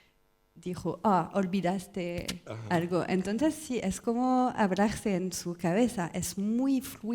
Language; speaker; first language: Spanish; non-native, learner; French